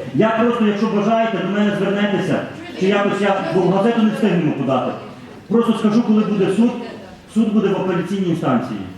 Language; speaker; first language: Ukrainian; native; Ukrainian